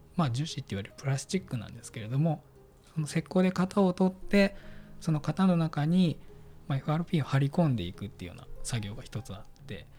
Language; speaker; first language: Japanese; native; Japanese